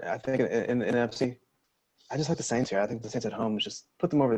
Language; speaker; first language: English; native; English